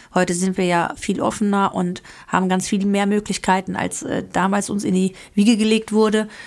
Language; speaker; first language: German; early bilingual, other home language; Greek